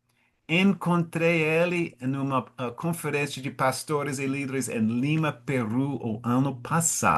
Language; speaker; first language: Portuguese; non-native, fluent; English